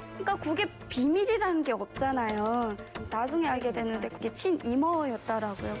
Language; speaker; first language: Korean; native; Korean